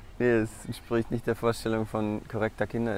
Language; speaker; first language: German; native; German